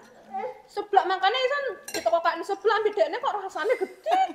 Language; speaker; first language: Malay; non-native, local second language; Javanese